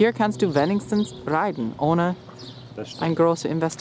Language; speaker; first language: German; non-native, fluent; English